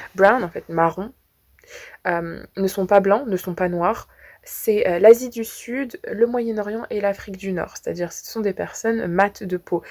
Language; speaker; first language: French; native; French